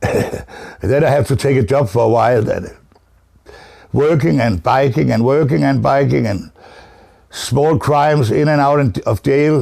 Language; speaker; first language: English; non-native, fluent; Danish